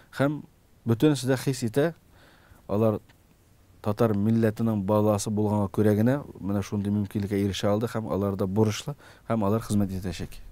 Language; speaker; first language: Tatar; early bilingual, heritage; Tatar